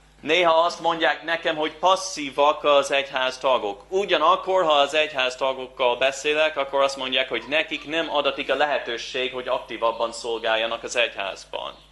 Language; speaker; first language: Hungarian; non-native, fluent; English